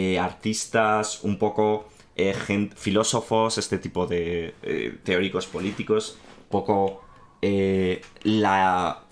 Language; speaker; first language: Spanish; native; Spanish